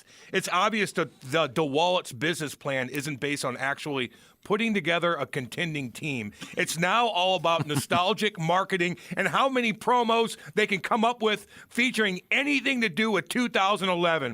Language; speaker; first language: English; native; English